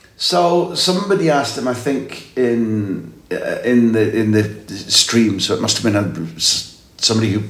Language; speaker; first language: English; native; English